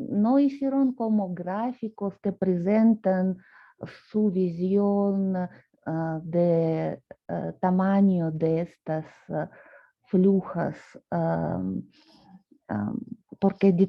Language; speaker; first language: Spanish; non-native, fluent; Russian